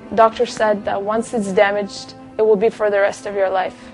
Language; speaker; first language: English; non-native, fluent; Russian